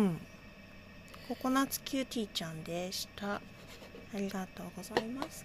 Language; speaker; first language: Japanese; native; Japanese